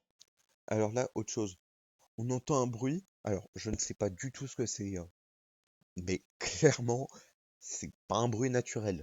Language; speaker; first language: French; native; French